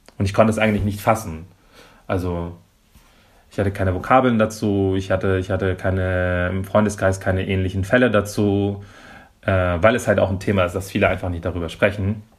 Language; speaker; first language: German; early bilingual, other home language; Persian